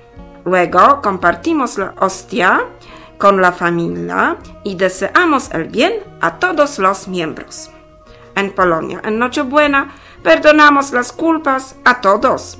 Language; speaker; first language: Spanish; non-native, learner; Polish